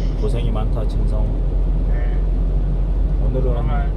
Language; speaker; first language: Korean; native; Korean